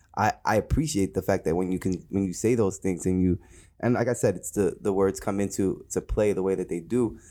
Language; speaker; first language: English; native; English